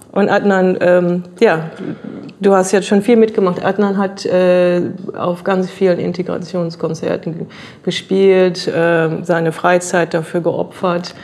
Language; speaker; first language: German; native; German